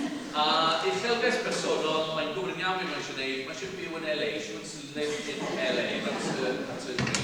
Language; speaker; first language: Welsh; native; Welsh